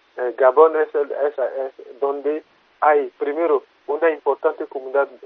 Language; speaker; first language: Spanish; non-native, fluent; French